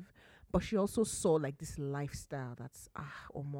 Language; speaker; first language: English; non-native, local second language; Yoruba